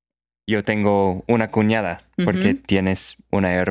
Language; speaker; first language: Spanish; non-native, fluent; English